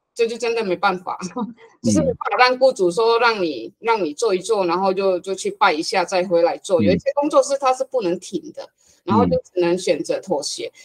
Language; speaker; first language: Chinese; non-native, fluent; Hakka Chinese